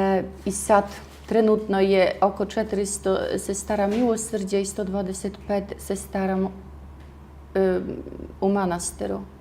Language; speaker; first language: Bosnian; non-native, fluent; Russian